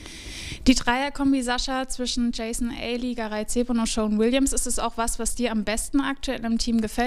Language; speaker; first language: German; native; German